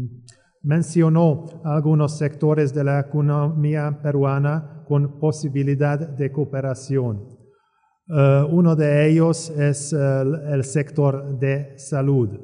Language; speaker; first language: Spanish; non-native, fluent; Hungarian